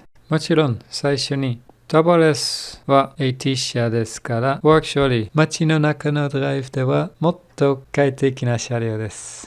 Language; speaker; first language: Japanese; non-native, learner; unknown